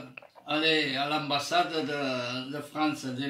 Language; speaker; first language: French; non-native, fluent; Armenian